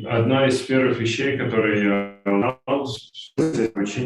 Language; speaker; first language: Russian; native; Russian